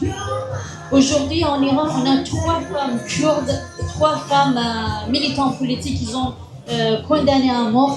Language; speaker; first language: French; non-native, fluent; Kurdish